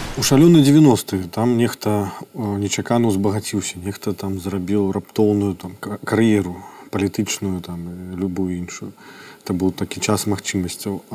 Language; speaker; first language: Belarusian; non-native, local second language; Russian